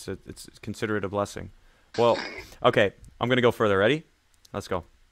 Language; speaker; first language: English; native; English